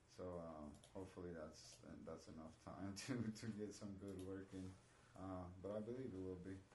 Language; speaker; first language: English; non-native, fluent; Spanish